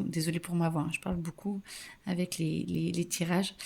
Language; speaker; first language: French; native; French